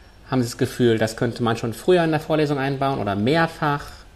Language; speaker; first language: German; non-native, fluent; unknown